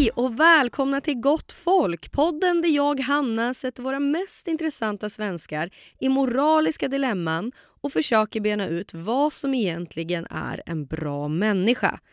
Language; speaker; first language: Swedish; native; Swedish